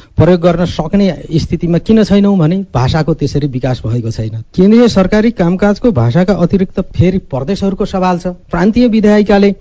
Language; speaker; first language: Nepali; non-native, local second language; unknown